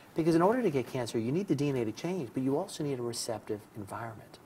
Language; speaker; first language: English; native; English